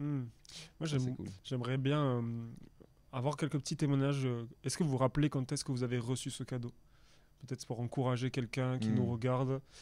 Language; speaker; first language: French; native; French